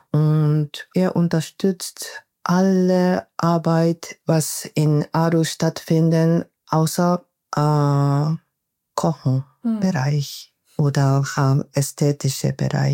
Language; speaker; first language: German; non-native, fluent; Japanese